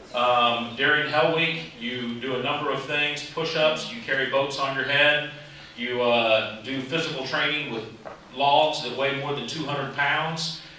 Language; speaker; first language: English; native; English